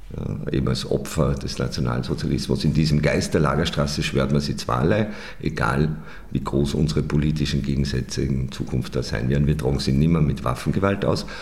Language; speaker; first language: German; native; German